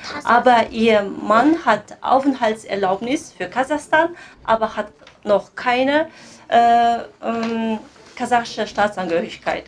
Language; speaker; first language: German; non-native, fluent; Kazakh